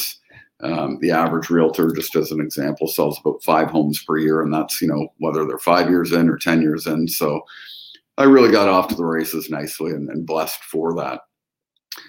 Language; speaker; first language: English; native; English